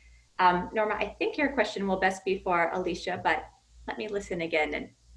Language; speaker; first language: English; native; English